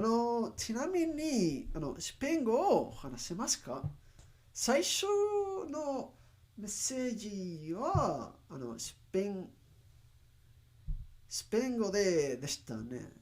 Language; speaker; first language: Japanese; non-native, learner; English